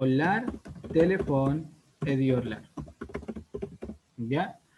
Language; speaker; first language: Turkish; non-native, learner; Spanish